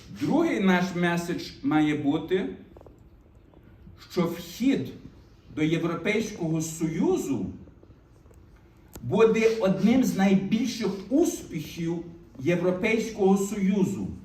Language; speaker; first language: Ukrainian; early bilingual, heritage; Ukrainian